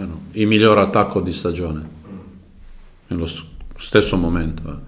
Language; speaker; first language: Italian; non-native, learner; Croatian